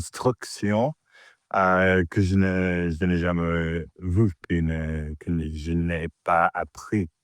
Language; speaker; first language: French; non-native, learner; English